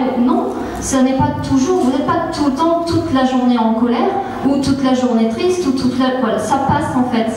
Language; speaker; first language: French; native; French